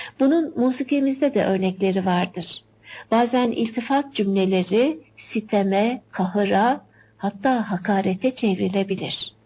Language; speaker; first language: Turkish; native; Turkish